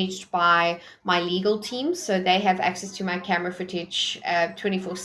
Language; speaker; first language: English; native; English